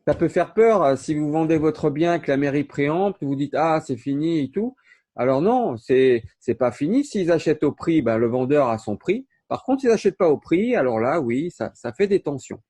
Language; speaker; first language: French; native; French